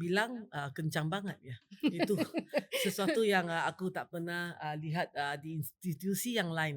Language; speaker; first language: Indonesian; non-native, fluent; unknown